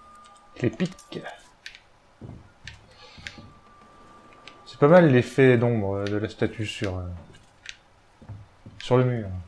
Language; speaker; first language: French; native; French